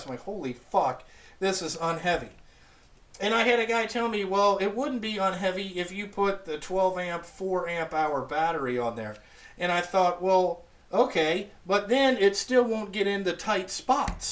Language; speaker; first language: English; native; English